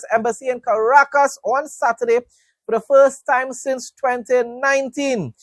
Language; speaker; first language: English; native; English